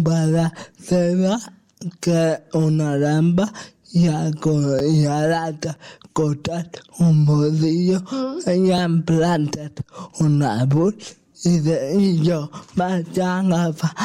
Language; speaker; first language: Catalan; non-native, local second language; Spanish